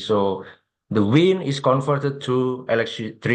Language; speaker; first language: English; non-native, fluent; Indonesian